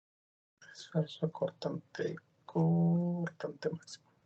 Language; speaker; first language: Spanish; native; Spanish